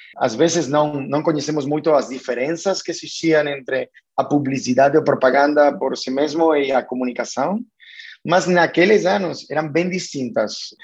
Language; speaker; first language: Portuguese; non-native, fluent; Spanish